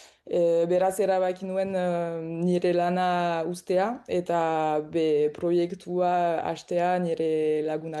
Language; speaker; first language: Basque; non-native, local second language; French